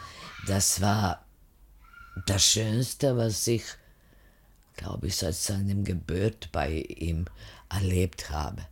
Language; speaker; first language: German; non-native, fluent; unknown